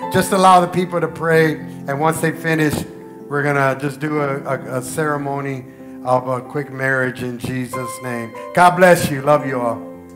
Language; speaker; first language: English; early bilingual, other home language; Spanish